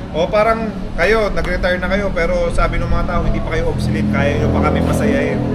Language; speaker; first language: Filipino; native; Filipino